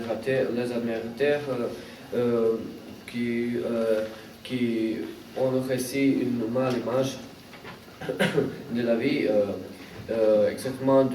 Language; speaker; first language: French; non-native, learner; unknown